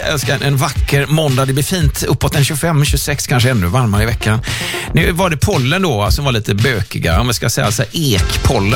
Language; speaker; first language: Swedish; native; Swedish